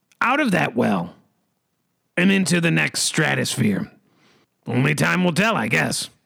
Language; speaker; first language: English; native; English